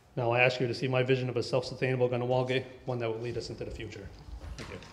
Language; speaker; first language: English; native; English